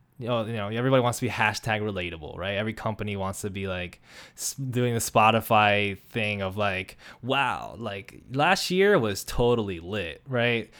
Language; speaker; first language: English; native; English